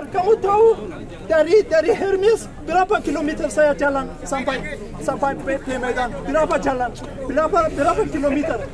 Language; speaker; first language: Indonesian; non-native, learner; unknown